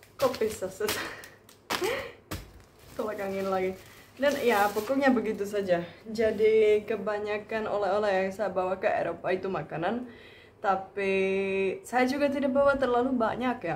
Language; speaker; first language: Indonesian; non-native, fluent; Czech